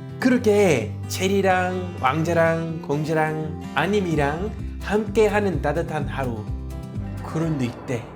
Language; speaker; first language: Korean; native; Korean